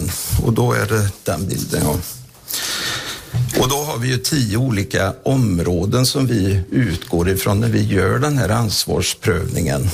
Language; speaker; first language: Swedish; native; Swedish